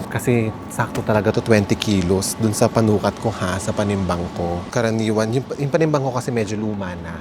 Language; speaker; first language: Filipino; native; Filipino